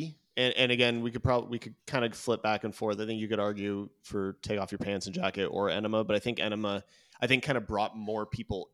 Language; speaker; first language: English; native; English